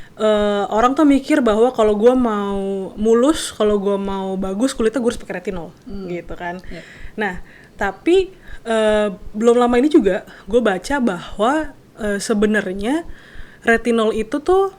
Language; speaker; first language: Indonesian; native; Indonesian